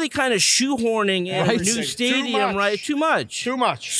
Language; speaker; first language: English; native; English